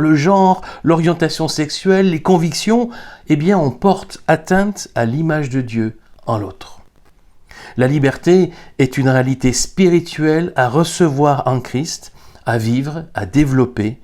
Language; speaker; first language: French; native; French